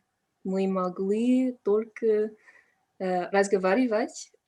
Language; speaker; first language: Russian; non-native, learner; English